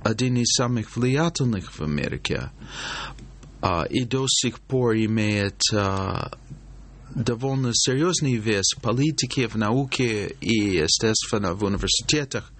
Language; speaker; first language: Russian; non-native, fluent; English